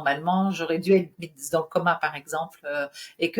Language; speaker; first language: French; native; French